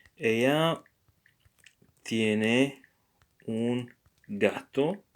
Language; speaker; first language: Spanish; non-native, learner; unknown